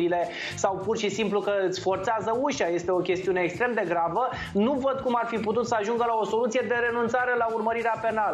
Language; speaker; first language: Romanian; native; Romanian